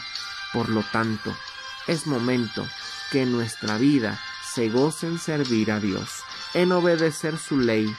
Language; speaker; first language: Spanish; native; Spanish